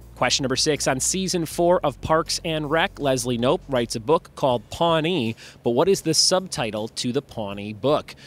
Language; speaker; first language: English; native; English